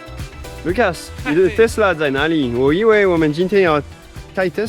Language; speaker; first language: Chinese; non-native, fluent; French